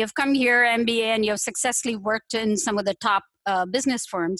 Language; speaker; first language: English; non-native, local second language; Tamil